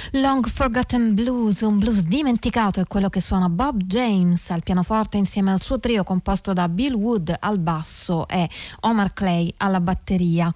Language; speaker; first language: Italian; native; Italian